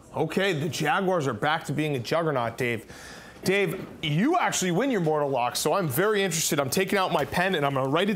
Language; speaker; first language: English; native; English